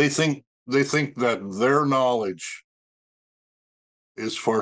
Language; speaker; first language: English; native; English